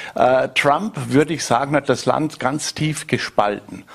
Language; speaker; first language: German; native; German